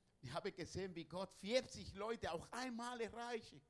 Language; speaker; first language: German; non-native, learner; Spanish